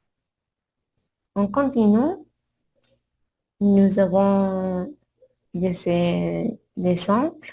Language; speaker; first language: French; non-native, learner; Spanish